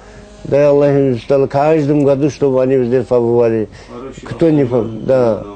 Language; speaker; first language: Russian; non-native, local second language; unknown